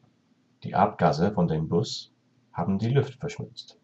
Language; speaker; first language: German; non-native, learner; English